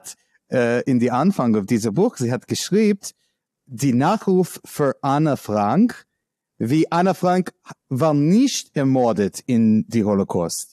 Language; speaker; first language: German; non-native, learner; English